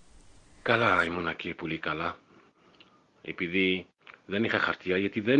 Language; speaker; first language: Greek; non-native, fluent; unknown